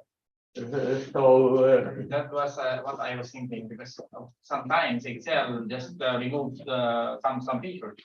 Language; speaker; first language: English; non-native, learner; Slovak